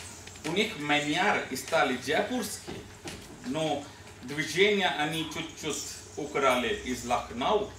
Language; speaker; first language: Russian; non-native, learner; Hindi